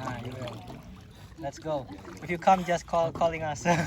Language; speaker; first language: English; non-native, learner; Indonesian